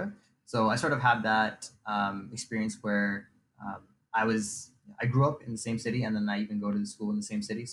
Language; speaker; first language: English; native; English